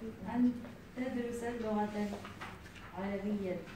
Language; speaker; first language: Arabic; non-native, learner; Urdu